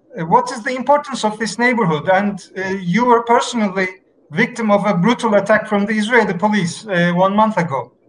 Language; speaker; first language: English; non-native, fluent; Turkish